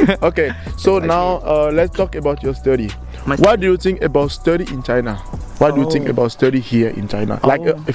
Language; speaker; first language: English; non-native, fluent; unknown